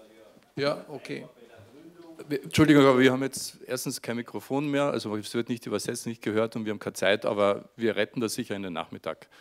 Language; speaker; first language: German; native; German